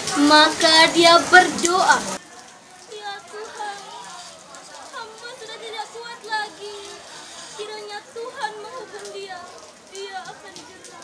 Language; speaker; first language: Indonesian; non-native, local second language; Balinese